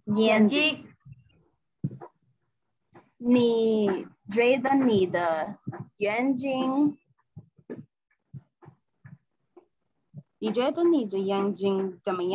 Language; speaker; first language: Chinese; non-native, learner; English